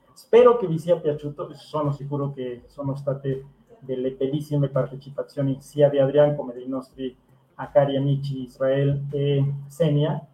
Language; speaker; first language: Italian; non-native, fluent; Spanish